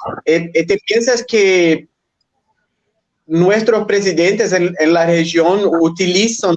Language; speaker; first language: Spanish; non-native, fluent; Portuguese